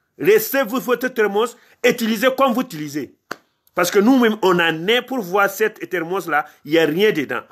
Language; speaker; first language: French; non-native, local second language; Mossi